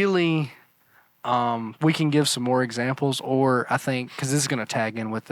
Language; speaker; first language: English; native; English